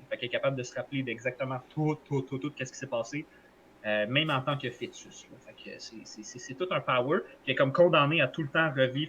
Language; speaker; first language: French; native; French